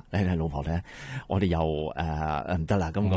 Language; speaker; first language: Cantonese; native; Cantonese